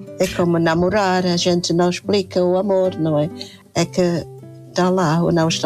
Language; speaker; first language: Portuguese; non-native, fluent; English